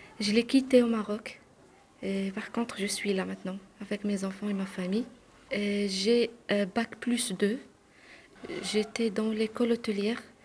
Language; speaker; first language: French; non-native, local second language; Arabic